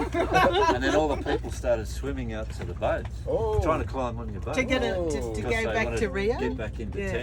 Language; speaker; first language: English; non-native, learner; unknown